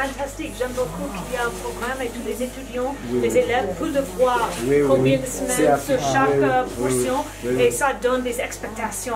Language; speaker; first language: French; non-native, fluent; English